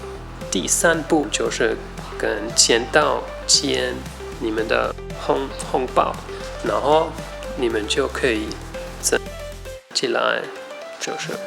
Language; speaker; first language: Chinese; non-native, fluent; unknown